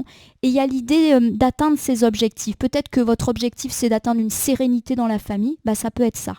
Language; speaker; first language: French; native; French